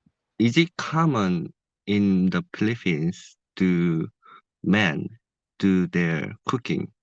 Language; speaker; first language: English; non-native, learner; Korean